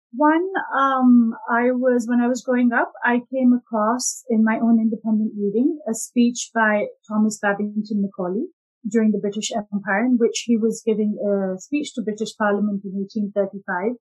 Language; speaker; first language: English; non-native, local second language; Urdu